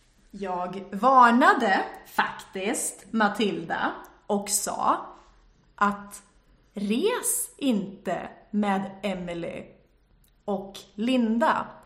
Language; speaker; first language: Swedish; native; Swedish